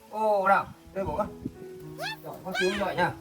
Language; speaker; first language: Vietnamese; native; Vietnamese